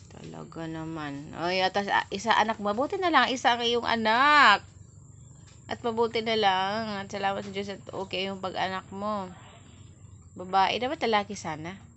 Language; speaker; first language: Filipino; native; Filipino